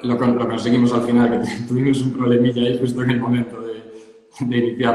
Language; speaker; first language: Spanish; native; Spanish